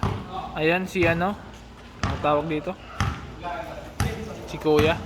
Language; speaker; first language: Filipino; non-native, local second language; Bikol